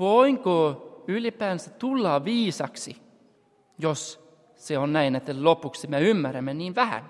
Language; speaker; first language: Finnish; non-native, fluent; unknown